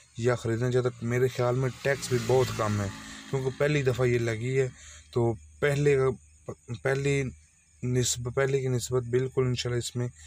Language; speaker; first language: Urdu; non-native, local second language; Punjabi